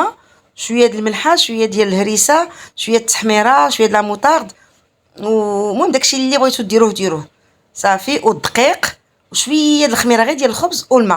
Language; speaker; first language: Arabic; native; Arabic